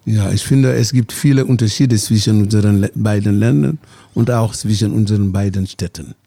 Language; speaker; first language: German; non-native, fluent; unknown